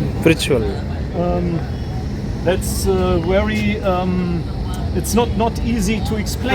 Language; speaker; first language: English; non-native, learner; German